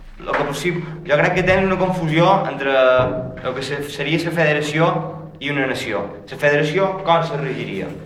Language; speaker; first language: Catalan; native; Catalan